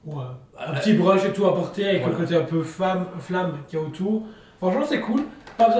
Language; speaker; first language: French; native; French